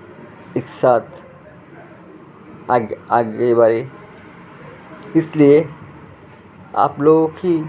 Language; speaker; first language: Hindi; non-native, fluent; Bangla